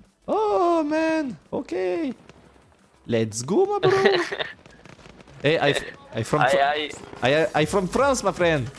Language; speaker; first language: English; non-native, learner; French